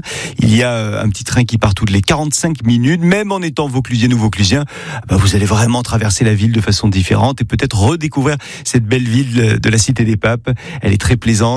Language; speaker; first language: French; native; French